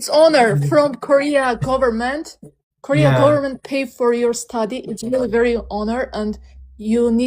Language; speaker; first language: English; non-native, learner; Armenian